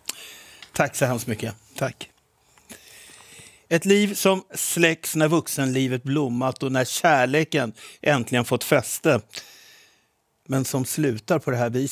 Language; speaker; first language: Swedish; native; Swedish